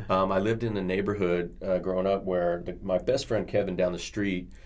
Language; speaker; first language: English; native; English